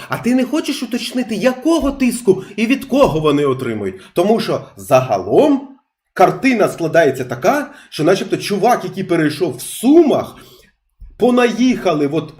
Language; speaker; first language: Ukrainian; non-native, local second language; Russian